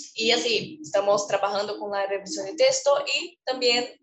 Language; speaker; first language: Spanish; non-native, learner; Portuguese